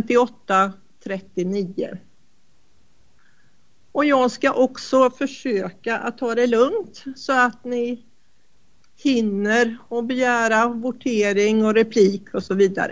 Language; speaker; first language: Swedish; native; Swedish